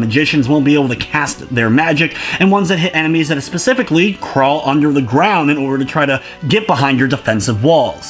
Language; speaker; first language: English; native; English